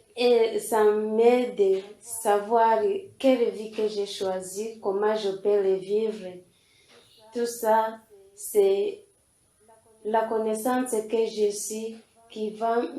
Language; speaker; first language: French; non-native, local second language; Kinyarwanda